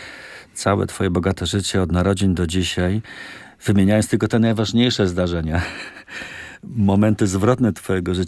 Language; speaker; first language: Polish; native; Polish